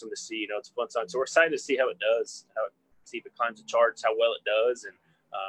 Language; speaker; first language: English; native; English